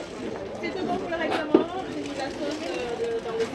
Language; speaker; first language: French; non-native, fluent; Thai